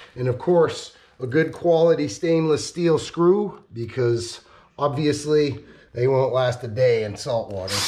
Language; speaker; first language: English; native; English